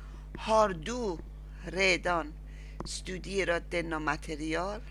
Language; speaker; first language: Swedish; non-native, learner; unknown